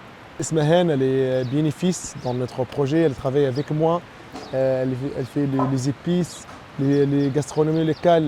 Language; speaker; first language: French; non-native, local second language; Arabic